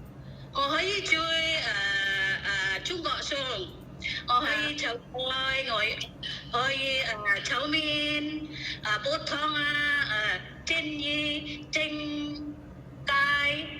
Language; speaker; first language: Cantonese; non-native, learner; Indonesian